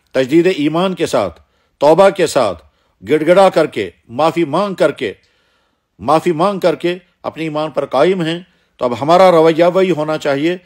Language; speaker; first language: Urdu; non-native, local second language; Kashmiri